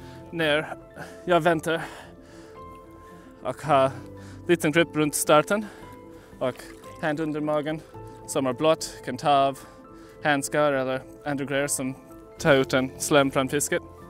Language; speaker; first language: Swedish; non-native, learner; English